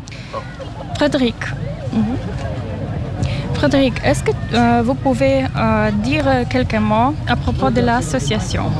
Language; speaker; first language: French; non-native, fluent; Polish